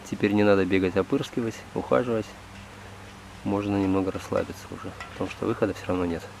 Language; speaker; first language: Russian; native; Russian